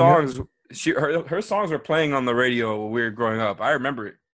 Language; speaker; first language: English; native; English